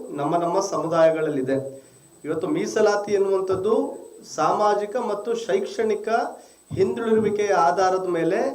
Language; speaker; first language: Kannada; non-native, local second language; Lambadi